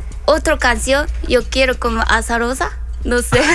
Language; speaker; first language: Spanish; non-native, learner; Korean